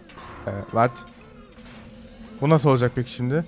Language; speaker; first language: Turkish; early bilingual, heritage; Turkish